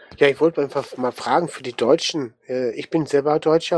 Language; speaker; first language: German; native; German